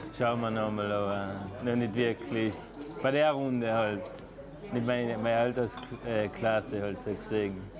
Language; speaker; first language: German; native; German